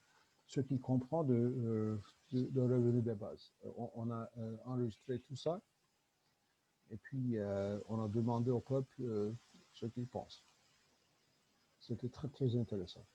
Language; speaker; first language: French; non-native, learner; Turkish